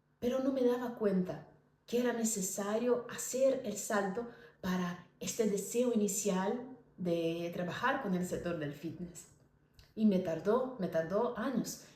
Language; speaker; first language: Spanish; non-native, fluent; Portuguese